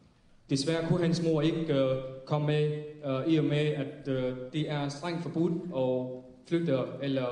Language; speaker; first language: Danish; non-native, fluent; Vietnamese